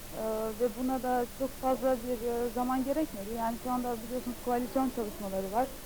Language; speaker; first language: Turkish; early bilingual, heritage; Turkish